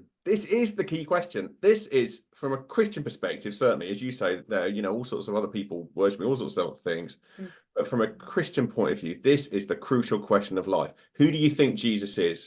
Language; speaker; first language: English; native; English